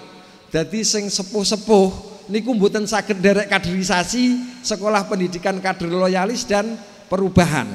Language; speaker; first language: Indonesian; native; Indonesian